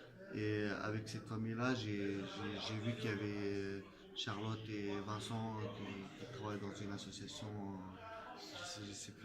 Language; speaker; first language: French; non-native, fluent; Chechen